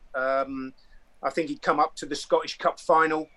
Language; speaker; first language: English; native; English